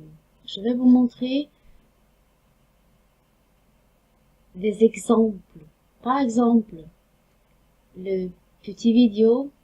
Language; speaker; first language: French; non-native, fluent; Norwegian